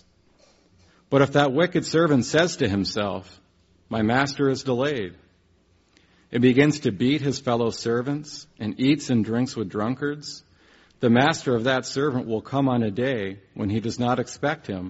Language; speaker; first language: English; native; English